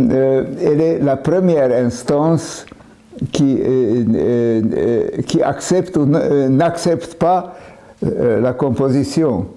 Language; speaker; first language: French; non-native, fluent; Hungarian